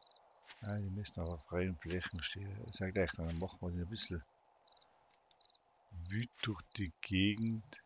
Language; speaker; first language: German; native; German